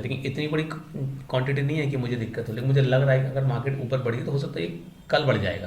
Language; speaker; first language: Hindi; native; Hindi